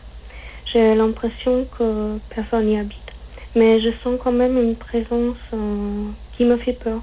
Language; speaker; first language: French; non-native, fluent; German